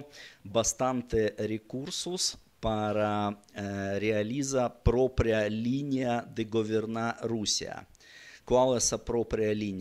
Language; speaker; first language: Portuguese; non-native, learner; Russian